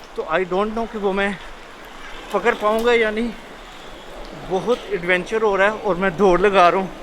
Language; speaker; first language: Urdu; non-native, local second language; Punjabi